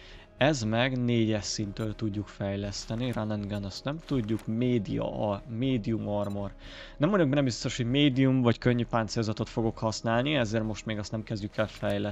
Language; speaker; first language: Hungarian; native; Hungarian